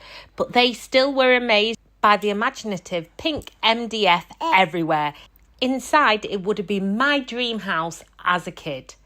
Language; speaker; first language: English; native; English